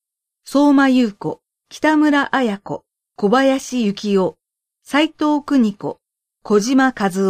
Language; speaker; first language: Japanese; native; Japanese